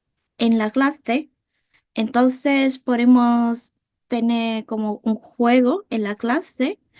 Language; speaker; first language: Spanish; non-native, fluent; Vietnamese